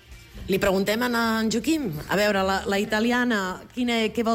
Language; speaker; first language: Catalan; native; Catalan